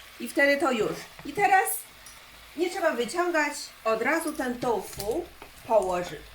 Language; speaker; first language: Polish; non-native, learner; Chinese